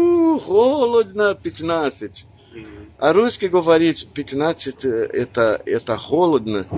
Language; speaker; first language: Russian; non-native, learner; Portuguese